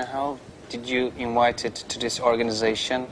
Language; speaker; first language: English; non-native, learner; Turkish